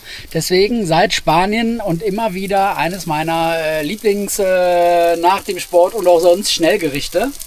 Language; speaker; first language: German; native; German